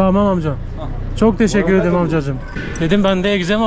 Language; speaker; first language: Turkish; native; Turkish